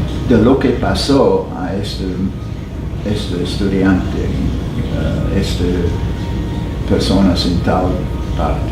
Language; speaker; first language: Spanish; non-native, fluent; English